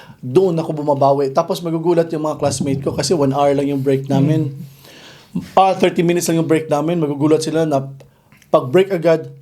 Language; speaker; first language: Filipino; non-native, local second language; Cebuano